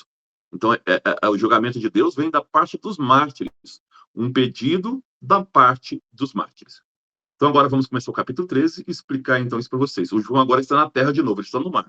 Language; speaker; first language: Portuguese; native; Portuguese